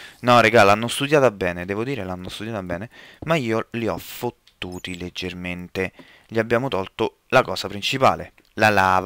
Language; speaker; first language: Italian; native; Italian